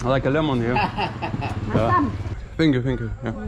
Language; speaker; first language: English; non-native, learner; Lithuanian